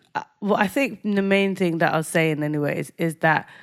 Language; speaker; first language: English; native; English